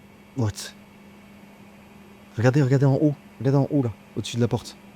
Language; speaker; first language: French; native; French